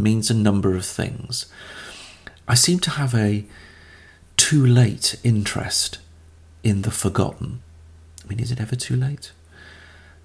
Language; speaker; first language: English; native; English